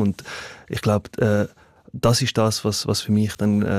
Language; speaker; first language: German; early bilingual, other home language; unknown